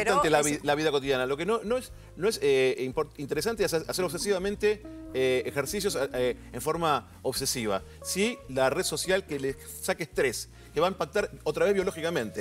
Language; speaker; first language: Spanish; native; Spanish